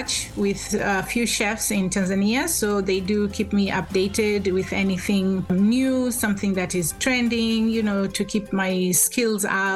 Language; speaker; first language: English; non-native, local second language; Swahili